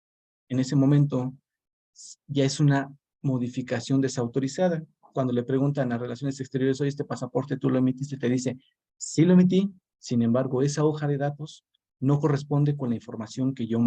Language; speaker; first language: Spanish; native; Spanish